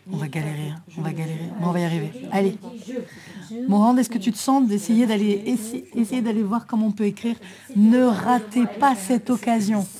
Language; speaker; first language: French; native; French